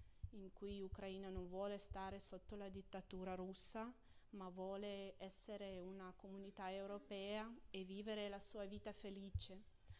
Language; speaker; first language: Italian; non-native, fluent; Ukrainian